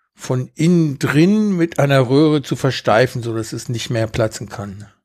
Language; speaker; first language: German; early bilingual, heritage; Spanish